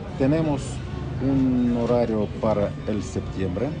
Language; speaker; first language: Spanish; non-native, learner; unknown